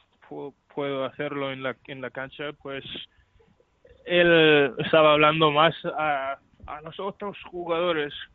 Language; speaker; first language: Spanish; non-native, learner; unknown